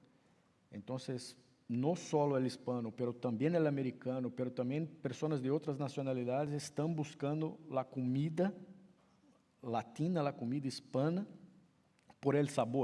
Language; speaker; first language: Spanish; non-native, fluent; Portuguese